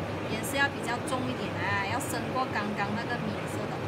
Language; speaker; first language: Chinese; native; Chinese